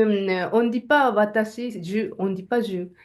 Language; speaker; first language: French; non-native, learner; Japanese